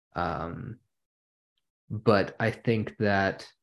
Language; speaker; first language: English; early bilingual, other home language; German